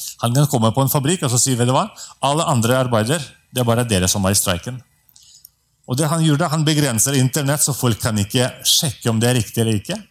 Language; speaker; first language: Norwegian; non-native, fluent; Russian